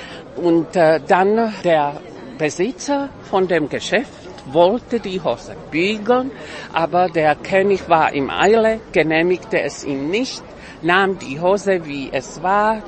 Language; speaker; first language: German; non-native, fluent; Czech